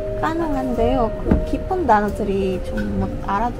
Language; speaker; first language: Korean; non-native, learner; Filipino